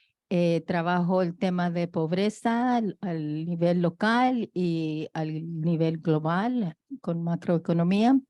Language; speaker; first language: Spanish; early bilingual, heritage; Spanish